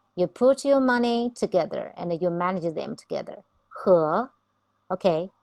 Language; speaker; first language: English; non-native, fluent; Chinese